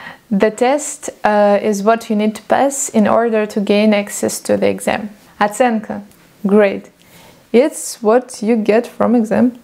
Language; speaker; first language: English; non-native, fluent; Russian